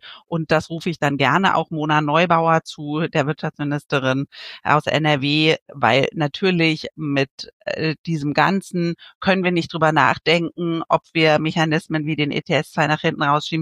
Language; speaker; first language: German; native; German